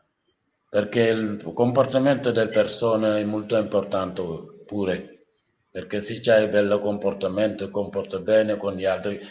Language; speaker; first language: Italian; non-native, learner; Wolof